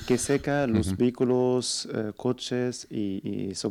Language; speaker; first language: Spanish; non-native, learner; Arabic